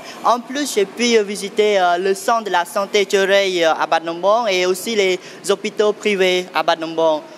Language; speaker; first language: French; non-native, fluent; Khmer